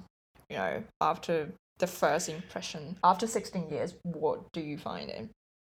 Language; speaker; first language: English; non-native, fluent; Chinese